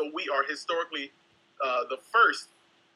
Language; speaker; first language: English; native; English